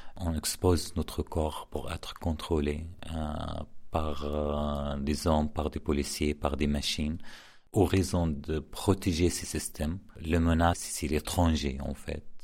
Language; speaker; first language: French; non-native, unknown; Arabic